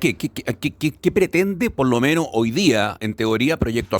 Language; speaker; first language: Spanish; native; Spanish